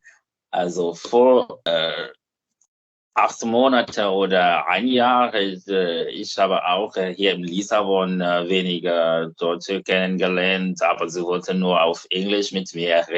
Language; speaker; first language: German; non-native, fluent; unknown